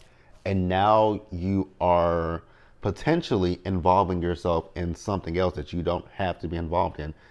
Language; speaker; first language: English; native; English